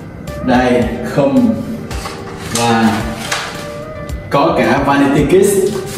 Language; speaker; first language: Vietnamese; native; Vietnamese